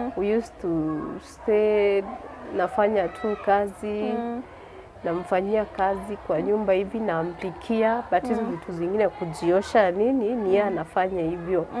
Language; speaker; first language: Swahili; native; Swahili